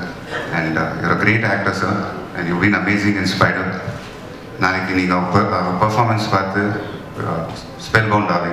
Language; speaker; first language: Tamil; non-native, local second language; Telugu